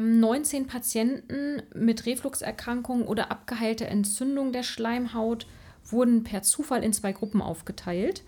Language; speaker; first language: German; native; German